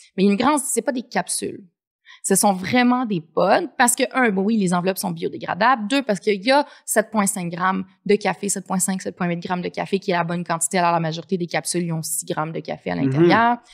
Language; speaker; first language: French; native; French